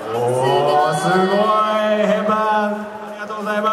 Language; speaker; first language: Japanese; native; Japanese